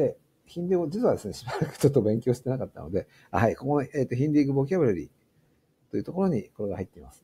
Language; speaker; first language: Japanese; native; Japanese